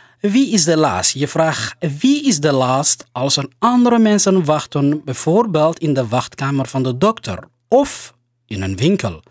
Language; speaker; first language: Dutch; non-native, fluent; Somali